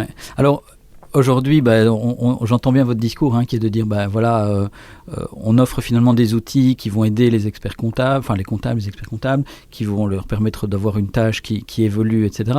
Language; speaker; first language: French; native; French